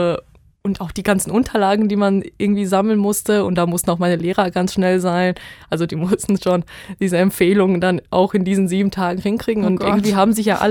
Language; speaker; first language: German; non-native, fluent; Bosnian